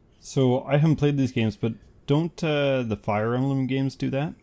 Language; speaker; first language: English; native; English